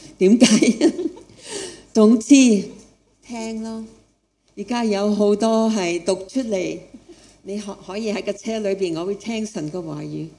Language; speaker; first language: Chinese; non-native, fluent; English